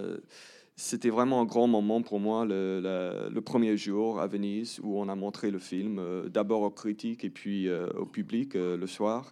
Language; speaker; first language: French; early bilingual, heritage; English